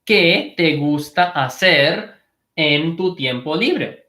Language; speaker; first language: Spanish; non-native, fluent; English